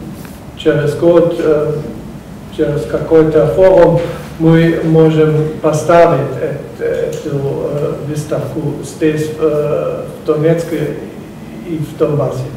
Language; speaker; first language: Russian; non-native, learner; German